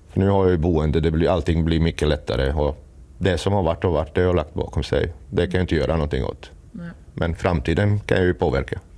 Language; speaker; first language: Swedish; non-native, fluent; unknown